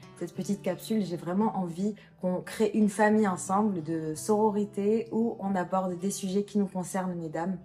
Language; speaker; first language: French; early bilingual, other home language; Arabic